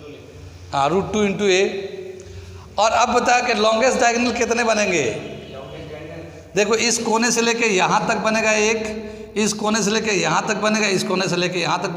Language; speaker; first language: Hindi; native; Hindi